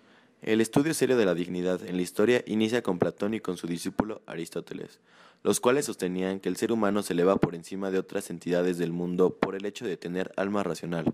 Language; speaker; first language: Spanish; native; Spanish